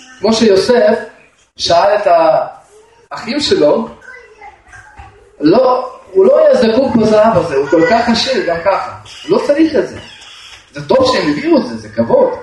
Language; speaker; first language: Hebrew; non-native, fluent; Russian